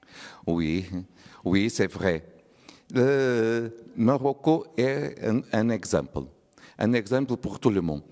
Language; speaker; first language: French; non-native, learner; Portuguese